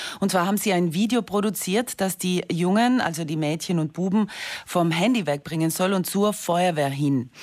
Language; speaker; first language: German; native; German